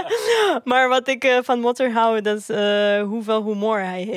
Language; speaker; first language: Dutch; non-native, fluent; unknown